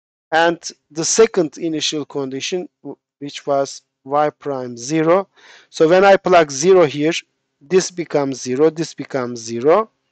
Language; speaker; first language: English; non-native, fluent; Turkish